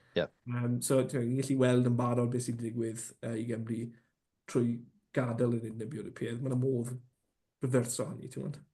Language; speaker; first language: Welsh; non-native, local second language; English